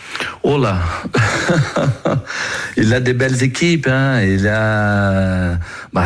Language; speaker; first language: French; non-native, fluent; Portuguese